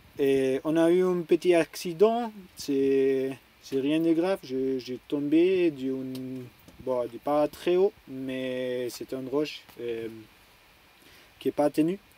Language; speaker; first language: French; non-native, learner; German